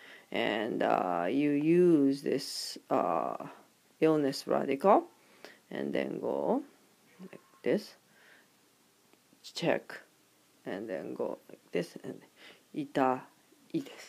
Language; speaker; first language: English; non-native, fluent; Japanese